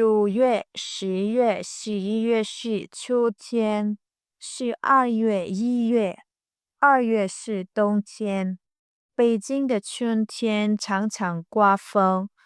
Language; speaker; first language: Chinese; non-native, fluent; Burmese